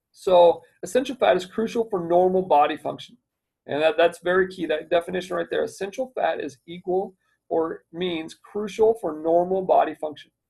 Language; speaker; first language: English; native; English